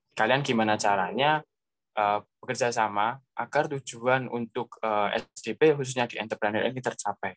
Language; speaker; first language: Indonesian; native; Indonesian